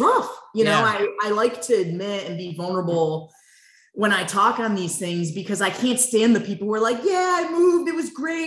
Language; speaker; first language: English; native; English